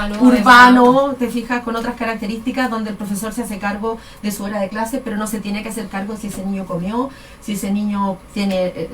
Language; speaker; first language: Spanish; native; Spanish